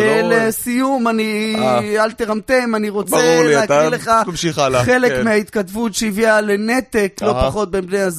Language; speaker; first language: Hebrew; native; Hebrew